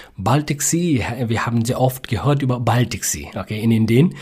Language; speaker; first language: German; non-native, learner; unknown